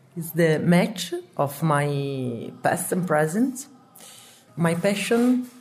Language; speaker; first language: English; non-native, learner; Italian